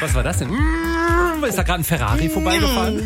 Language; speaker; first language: German; native; German